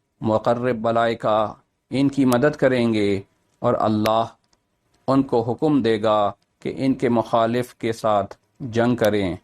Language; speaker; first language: Urdu; native; Urdu